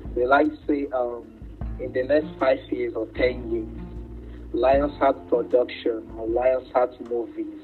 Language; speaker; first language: English; non-native, local second language; Igbo